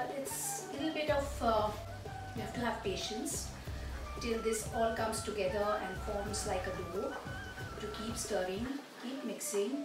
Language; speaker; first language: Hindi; non-native, local second language; Bangla